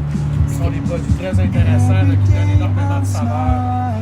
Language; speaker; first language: French; native; French